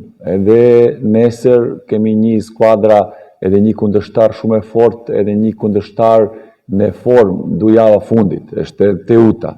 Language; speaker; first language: Albanian; non-native, learner; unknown